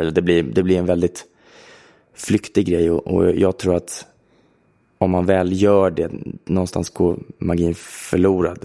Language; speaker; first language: Swedish; native; Swedish